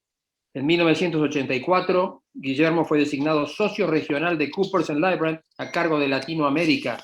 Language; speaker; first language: Spanish; native; Spanish